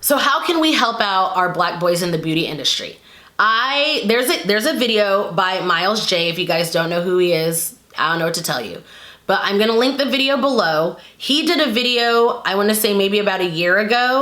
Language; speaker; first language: English; native; English